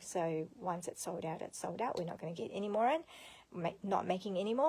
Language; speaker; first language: English; native; English